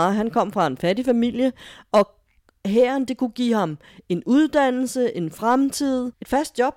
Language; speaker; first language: Danish; native; Danish